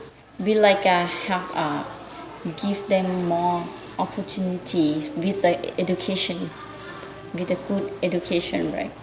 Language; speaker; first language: English; non-native, learner; Thai